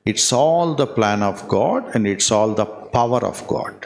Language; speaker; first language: English; non-native, local second language; Telugu